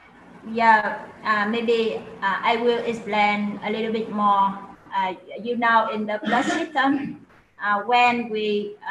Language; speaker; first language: English; non-native, learner; Vietnamese